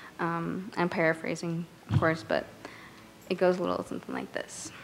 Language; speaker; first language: English; native; English